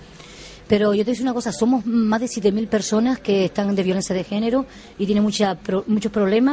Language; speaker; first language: Spanish; native; Spanish